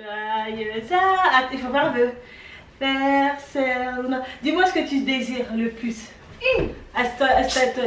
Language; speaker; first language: French; native; French